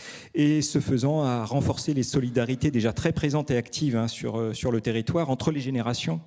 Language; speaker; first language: French; native; French